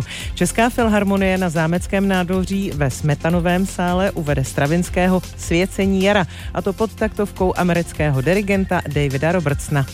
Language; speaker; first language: Czech; native; Czech